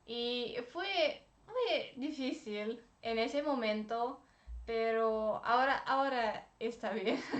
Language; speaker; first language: Spanish; non-native, fluent; Romanian